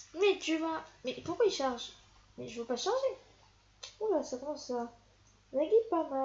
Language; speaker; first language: French; native; French